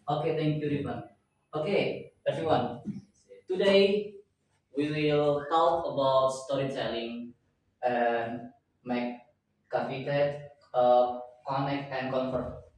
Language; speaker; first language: English; non-native, learner; Indonesian